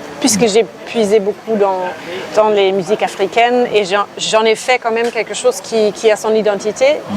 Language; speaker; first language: French; non-native, fluent; German